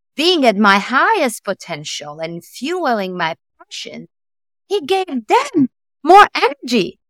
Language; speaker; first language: English; non-native, fluent; Italian